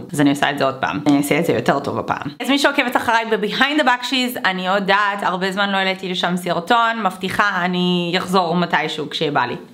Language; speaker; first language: Hebrew; early bilingual, other home language; English